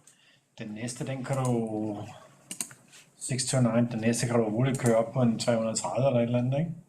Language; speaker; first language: Danish; native; Danish